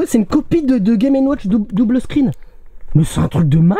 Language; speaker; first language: French; native; French